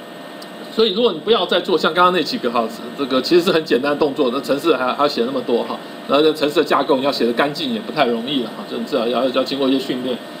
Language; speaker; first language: Chinese; native; Chinese